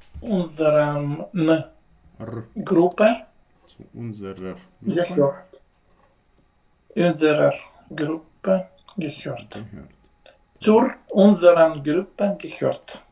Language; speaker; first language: German; non-native, learner; Ukrainian